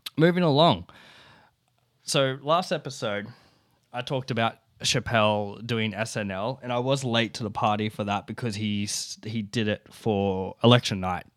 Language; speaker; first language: English; native; English